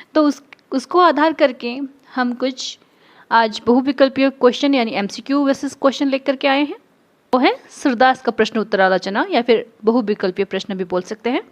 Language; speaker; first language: Hindi; non-native, local second language; Odia